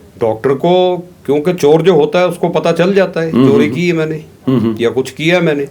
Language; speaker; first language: Urdu; non-native, local second language; Punjabi